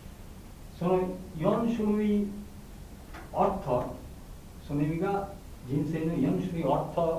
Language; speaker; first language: Japanese; non-native, learner; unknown